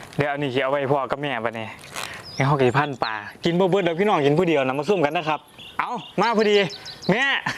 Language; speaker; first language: Thai; native; Thai